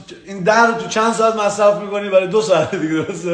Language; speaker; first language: Persian; native; Persian